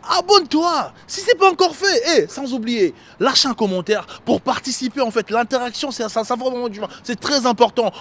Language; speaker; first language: French; native; French